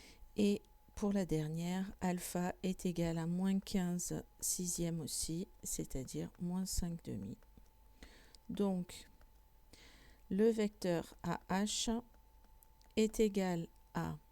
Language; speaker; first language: French; native; French